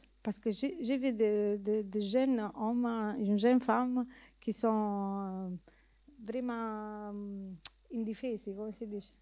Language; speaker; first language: French; non-native, learner; Italian